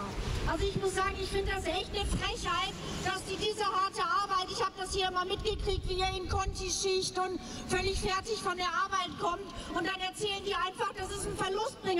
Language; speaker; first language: German; native; German